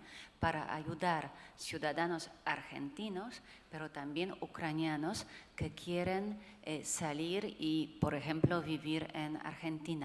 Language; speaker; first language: Spanish; non-native, fluent; Polish